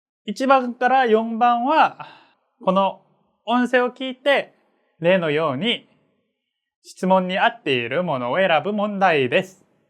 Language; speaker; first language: Japanese; non-native, fluent; Korean